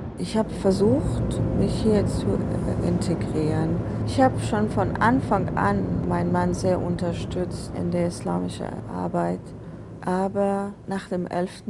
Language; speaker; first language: German; non-native, fluent; Persian